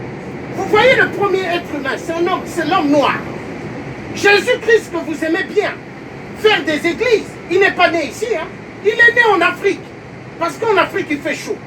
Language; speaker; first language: French; native; French